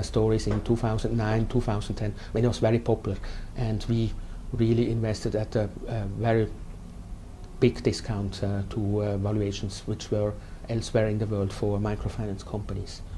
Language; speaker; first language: English; non-native, fluent; German